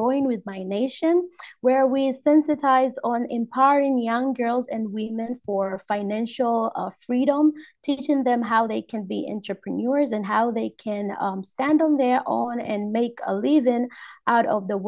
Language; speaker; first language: English; non-native, local second language; Swahili